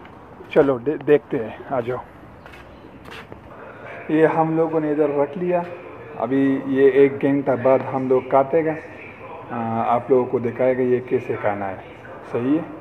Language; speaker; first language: Hindi; non-native, local second language; Pashto